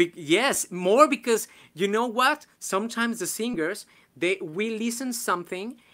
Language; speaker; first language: English; non-native, fluent; Spanish